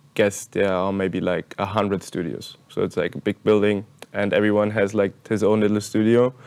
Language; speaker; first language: English; non-native, fluent; German